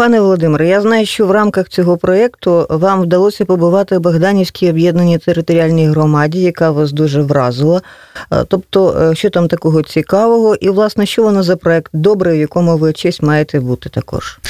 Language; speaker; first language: Ukrainian; native; Ukrainian